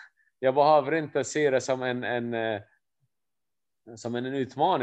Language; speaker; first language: Swedish; non-native, fluent; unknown